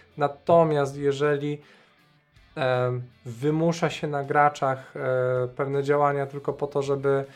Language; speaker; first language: Polish; native; Polish